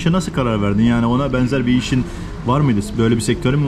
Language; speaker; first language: Turkish; native; Turkish